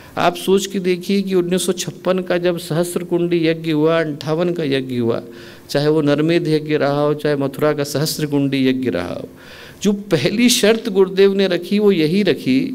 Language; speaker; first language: Hindi; native; Hindi